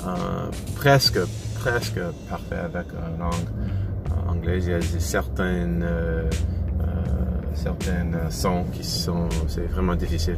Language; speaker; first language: French; non-native, learner; English